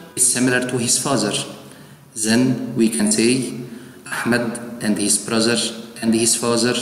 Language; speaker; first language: English; non-native, fluent; Arabic